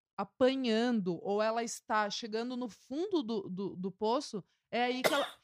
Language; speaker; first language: Portuguese; native; Portuguese